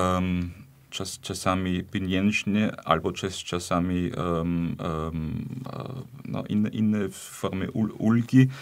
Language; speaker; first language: Polish; non-native, fluent; German